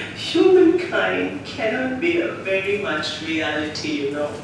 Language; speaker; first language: English; non-native, local second language; Hindi